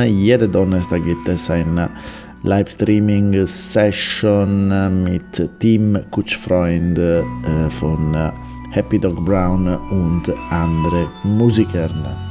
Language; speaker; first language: German; non-native, learner; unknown